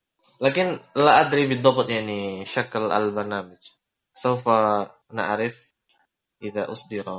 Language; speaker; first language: Arabic; non-native, learner; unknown